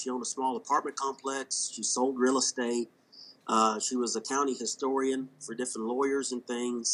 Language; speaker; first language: English; native; English